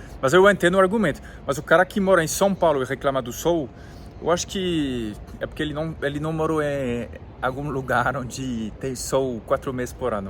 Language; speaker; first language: Portuguese; non-native, fluent; French